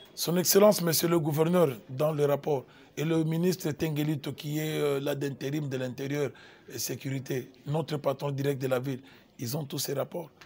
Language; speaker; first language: French; non-native, local second language; Lingala